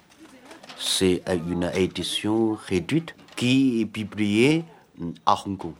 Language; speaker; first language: French; non-native, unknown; Chinese